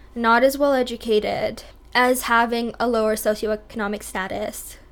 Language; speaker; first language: English; early bilingual, other home language; Hindi